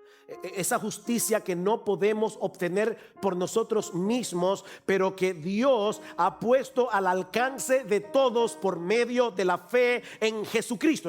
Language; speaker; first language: Spanish; native; Spanish